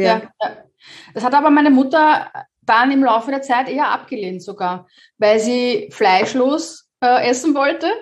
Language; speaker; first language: German; native; German